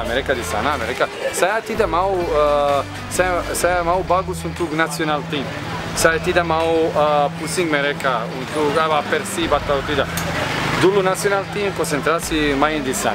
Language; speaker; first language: Indonesian; non-native, learner; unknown